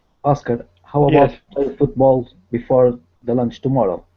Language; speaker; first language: English; non-native, learner; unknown